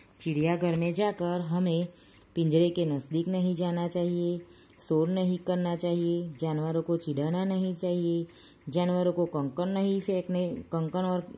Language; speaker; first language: Hindi; non-native, local second language; Gujarati